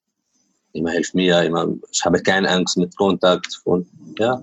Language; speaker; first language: German; non-native, learner; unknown